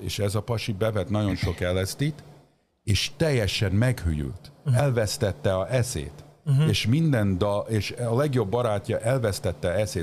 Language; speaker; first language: Hungarian; early bilingual, heritage; Hungarian